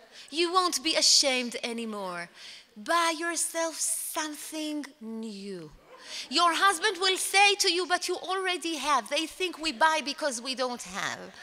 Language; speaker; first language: English; non-native, fluent; Hebrew